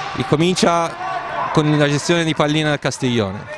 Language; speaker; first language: Italian; native; Italian